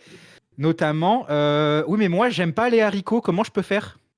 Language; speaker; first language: French; native; French